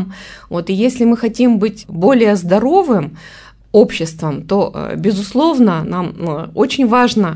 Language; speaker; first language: Russian; native; Russian